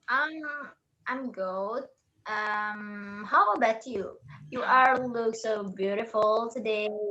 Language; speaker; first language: English; non-native, learner; Indonesian